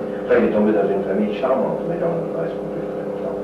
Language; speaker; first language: French; native; French